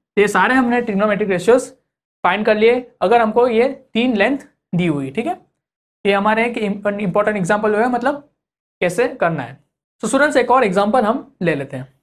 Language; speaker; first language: Hindi; native; Hindi